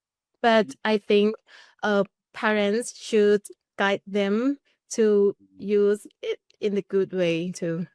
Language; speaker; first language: English; non-native, learner; Thai